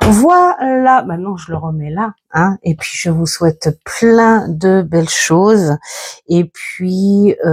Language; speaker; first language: French; native; French